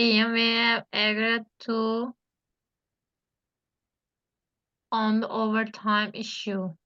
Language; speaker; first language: English; non-native, learner; Turkish